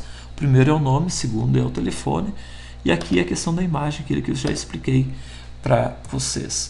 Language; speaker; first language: Portuguese; native; Portuguese